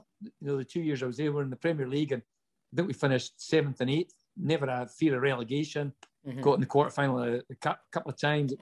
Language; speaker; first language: English; native; English